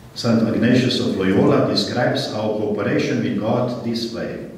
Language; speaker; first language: English; non-native, fluent; Slovenian